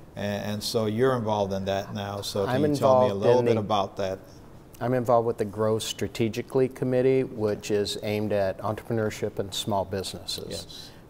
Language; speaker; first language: English; native; English